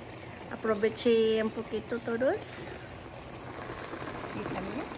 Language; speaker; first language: Spanish; non-native, learner; Filipino